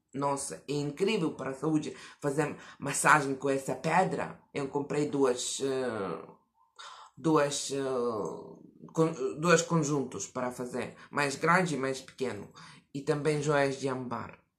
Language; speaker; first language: Portuguese; non-native, fluent; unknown